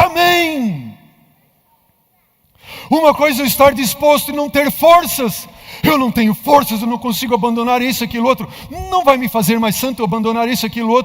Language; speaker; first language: Portuguese; native; Portuguese